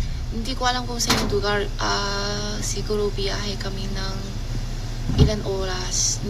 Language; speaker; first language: Filipino; non-native, learner; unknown